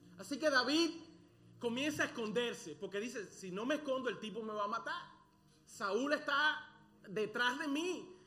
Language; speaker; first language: Spanish; early bilingual, other home language; English